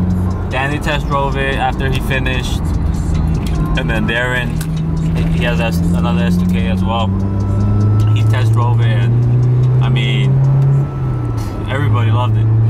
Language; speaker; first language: English; native; English